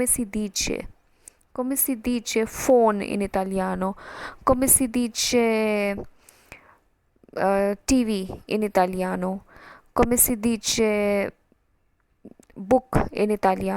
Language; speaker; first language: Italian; non-native, fluent; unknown